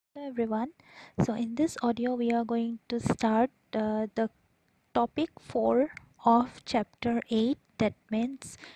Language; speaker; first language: English; non-native, local second language; Assamese